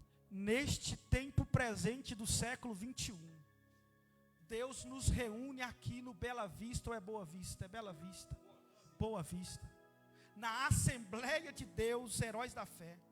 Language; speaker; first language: Portuguese; native; Portuguese